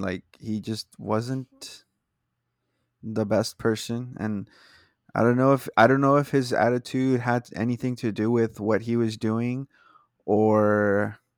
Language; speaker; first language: English; early bilingual, other home language; Spanish